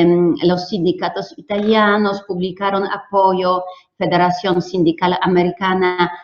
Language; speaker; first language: Spanish; non-native, fluent; Polish